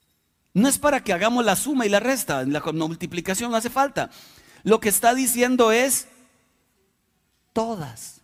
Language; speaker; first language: Spanish; native; Spanish